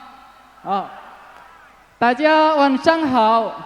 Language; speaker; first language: Chinese; non-native, fluent; Indonesian